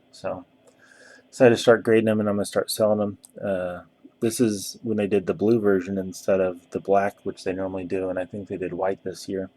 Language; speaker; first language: English; native; English